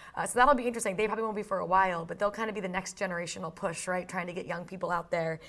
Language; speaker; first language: English; native; English